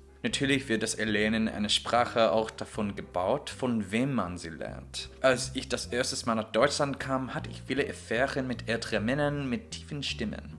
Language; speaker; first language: German; non-native, fluent; English